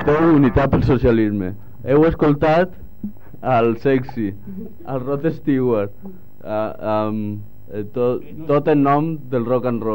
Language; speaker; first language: Catalan; native; Catalan